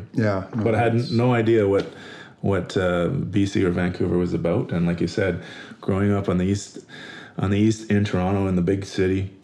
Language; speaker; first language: English; native; English